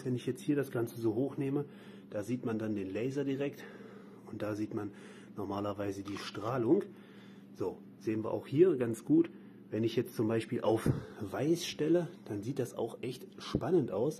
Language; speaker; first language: German; native; German